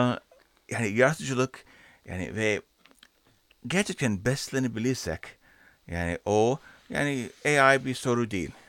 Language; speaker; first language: Turkish; non-native, learner; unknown